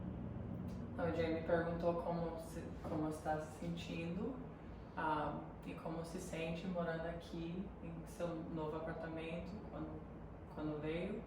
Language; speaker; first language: Portuguese; early bilingual, heritage; Portuguese